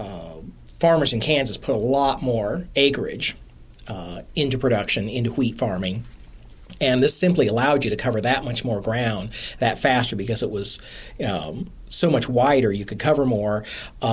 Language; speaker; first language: English; native; English